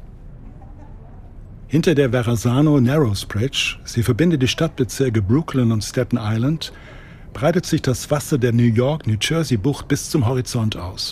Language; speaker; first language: German; native; German